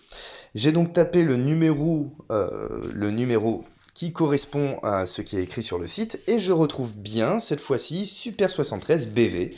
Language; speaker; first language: French; native; French